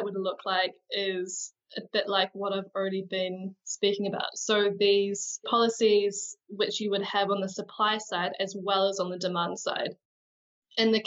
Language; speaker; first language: English; native; English